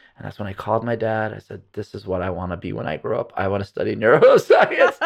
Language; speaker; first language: English; early bilingual, other home language; Arabic